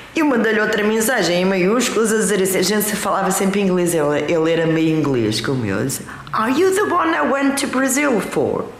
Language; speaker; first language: Portuguese; early bilingual, other home language; French